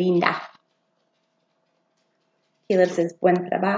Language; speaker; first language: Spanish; non-native, fluent; English